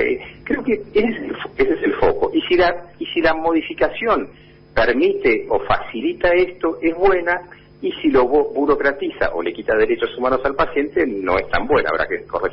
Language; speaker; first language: Spanish; native; Spanish